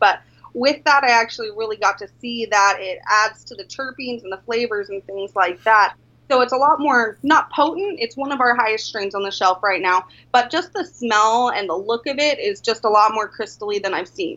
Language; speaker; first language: English; native; English